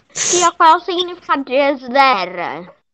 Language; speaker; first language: Portuguese; native; Portuguese